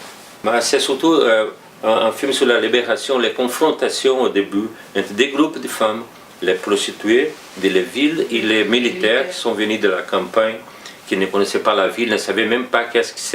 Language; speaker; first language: French; non-native, fluent; Portuguese